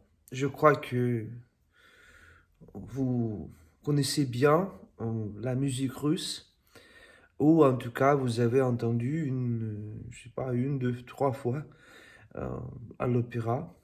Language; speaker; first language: French; non-native, fluent; Russian